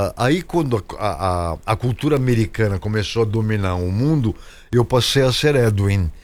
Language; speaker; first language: Portuguese; native; Portuguese